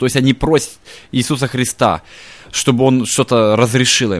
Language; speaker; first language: Russian; native; Russian